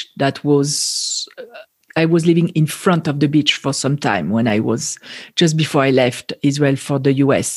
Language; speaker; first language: English; non-native, fluent; French